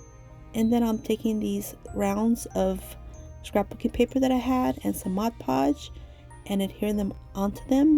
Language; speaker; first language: English; native; English